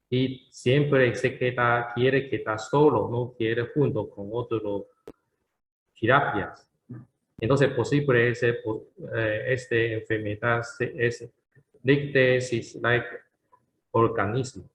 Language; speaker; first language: Spanish; non-native, learner; Chinese